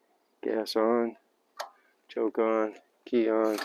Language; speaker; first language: English; native; English